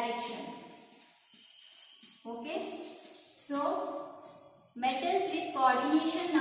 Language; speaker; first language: English; non-native, local second language; Marathi